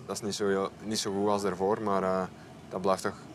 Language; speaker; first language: Dutch; native; Dutch